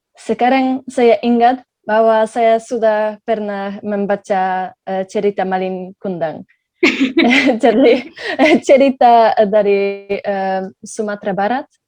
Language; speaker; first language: Indonesian; non-native, learner; Polish